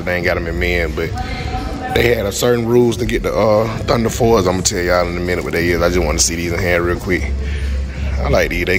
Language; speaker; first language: English; native; English